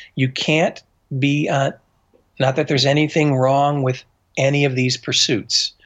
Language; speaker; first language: English; native; English